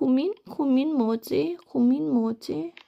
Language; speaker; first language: Korean; non-native, learner; Thai